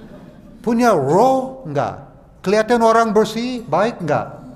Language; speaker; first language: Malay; non-native, fluent; English